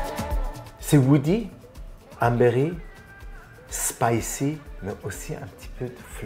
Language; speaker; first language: French; non-native, fluent; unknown